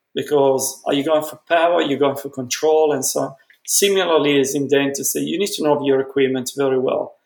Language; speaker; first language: English; non-native, fluent; Italian